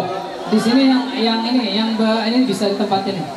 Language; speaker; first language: Indonesian; non-native, local second language; Banjar